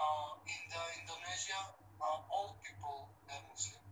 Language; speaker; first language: English; non-native, learner; Romany